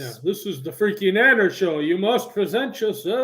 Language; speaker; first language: English; native; English